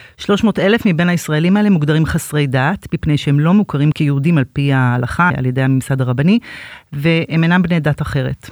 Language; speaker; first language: Hebrew; native; Hebrew